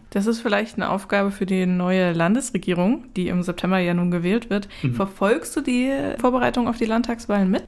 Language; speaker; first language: German; native; German